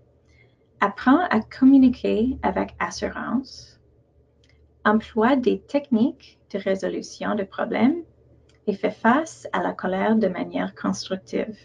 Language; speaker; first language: French; non-native, local second language; English